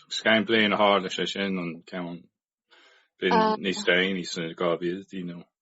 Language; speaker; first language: Irish; non-native, local second language; English